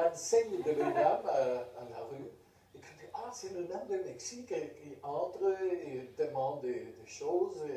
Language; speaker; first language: French; non-native, fluent; Spanish